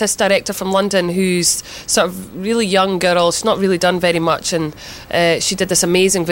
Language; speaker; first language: English; native; English